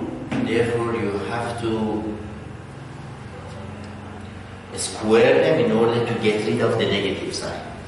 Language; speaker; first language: English; non-native, fluent; Persian